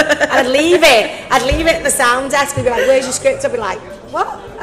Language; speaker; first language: English; native; English